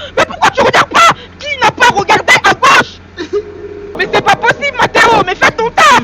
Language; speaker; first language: French; native; French